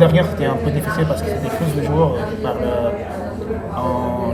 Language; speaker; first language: French; non-native, fluent; Portuguese